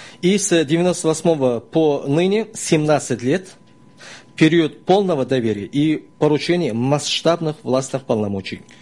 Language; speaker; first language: Russian; non-native, local second language; Uzbek